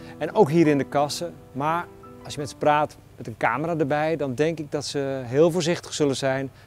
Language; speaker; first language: Dutch; native; Dutch